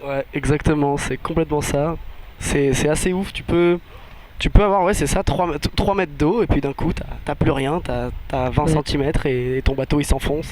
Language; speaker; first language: French; native; French